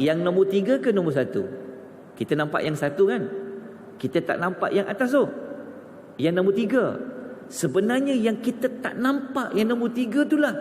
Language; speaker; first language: Malay; native; Malay